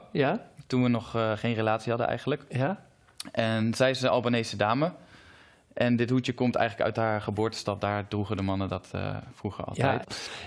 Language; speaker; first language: Dutch; native; Dutch